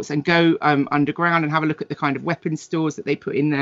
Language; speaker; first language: English; native; English